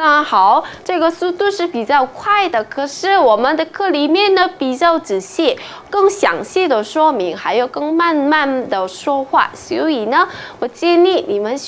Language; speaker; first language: Chinese; non-native, fluent; Korean